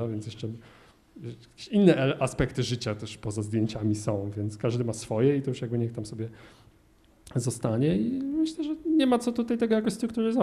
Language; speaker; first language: Polish; native; Polish